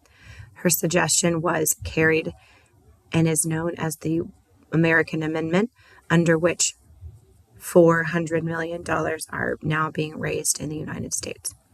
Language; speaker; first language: English; native; English